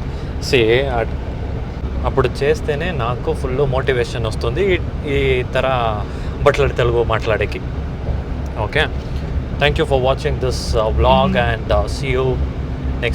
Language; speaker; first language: Telugu; non-native, learner; Kannada